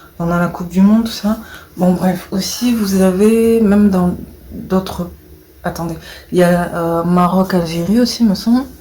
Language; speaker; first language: French; early bilingual, other home language; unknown